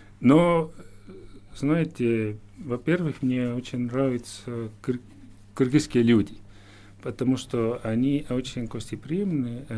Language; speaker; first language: Russian; non-native, fluent; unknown